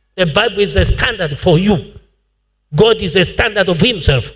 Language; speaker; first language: English; non-native, local second language; Swahili